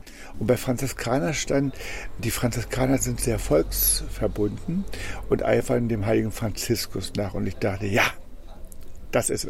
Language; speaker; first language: German; native; German